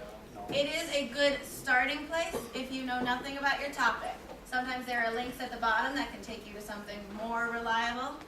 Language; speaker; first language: English; native; English